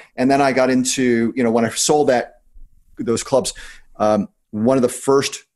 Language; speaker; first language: English; native; English